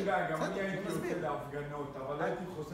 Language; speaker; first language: Hebrew; native; Hebrew